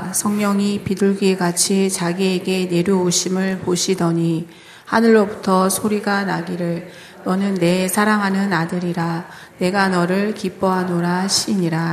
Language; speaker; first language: Korean; native; Korean